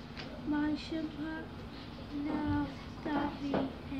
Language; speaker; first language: Welsh; non-native, local second language; English